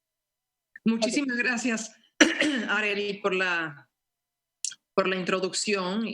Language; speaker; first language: Spanish; early bilingual, heritage; Spanish